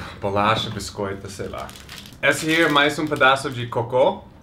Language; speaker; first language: Portuguese; non-native, fluent; English